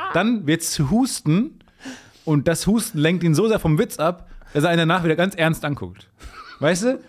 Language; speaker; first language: German; native; German